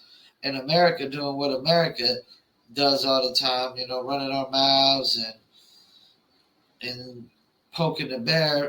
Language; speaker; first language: English; native; English